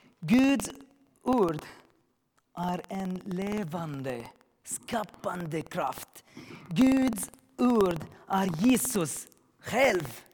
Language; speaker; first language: Swedish; non-native, learner; Arabic